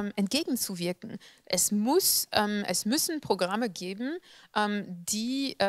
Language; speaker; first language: German; non-native, fluent; French